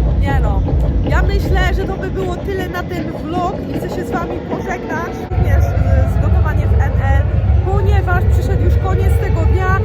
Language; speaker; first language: Polish; native; Polish